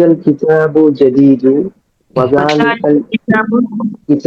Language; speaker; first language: Arabic; non-native, learner; Tamil